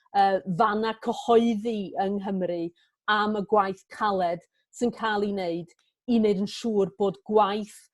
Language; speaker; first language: Welsh; native; Welsh